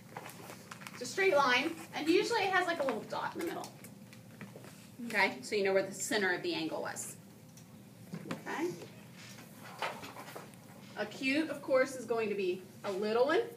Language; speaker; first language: English; native; English